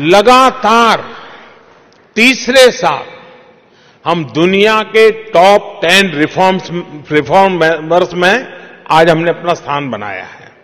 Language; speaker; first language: Hindi; non-native, local second language; Gujarati